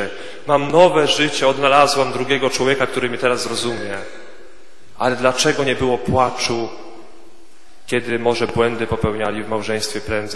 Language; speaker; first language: Polish; native; Polish